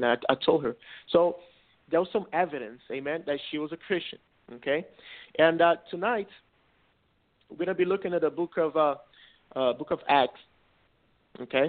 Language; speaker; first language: English; non-native, fluent; Portuguese